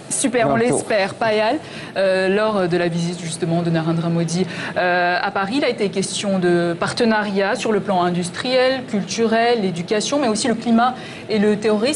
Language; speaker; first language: French; native; French